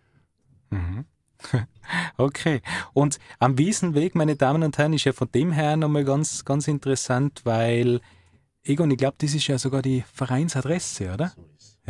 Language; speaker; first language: German; native; German